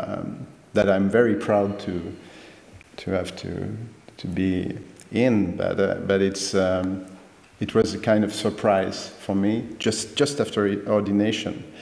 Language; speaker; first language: English; non-native, fluent; French